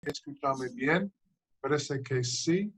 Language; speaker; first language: Spanish; non-native, fluent; English